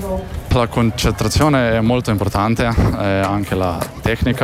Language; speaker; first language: Italian; non-native, learner; Slovenian